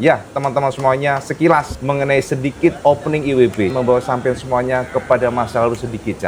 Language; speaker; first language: Indonesian; native; Indonesian